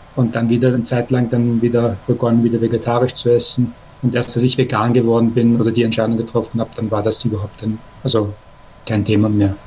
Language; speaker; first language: German; early bilingual, other home language; Persian